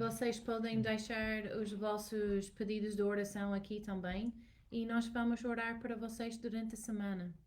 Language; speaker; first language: Portuguese; non-native, learner; English